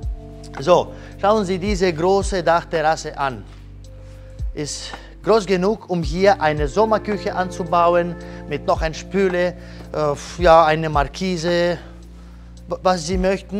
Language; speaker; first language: German; non-native, learner; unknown